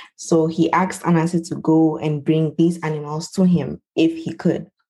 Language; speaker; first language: English; non-native, local second language; Ewe